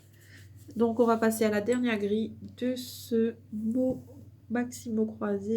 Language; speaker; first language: French; native; French